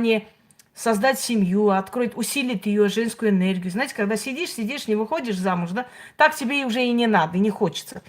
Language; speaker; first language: Russian; native; Russian